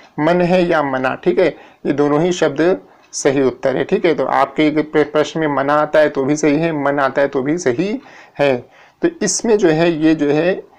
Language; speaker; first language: Hindi; native; Hindi